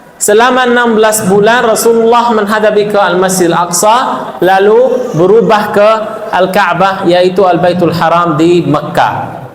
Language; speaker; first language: Indonesian; non-native, fluent; Arabic